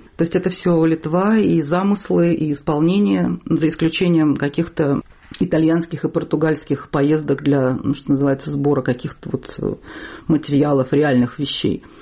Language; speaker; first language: Russian; native; Russian